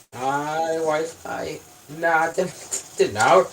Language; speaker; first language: Welsh; non-native, local second language; English